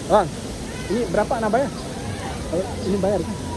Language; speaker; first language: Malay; non-native, learner; Bangla